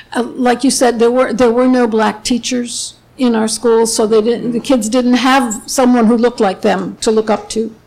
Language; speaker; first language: English; native; English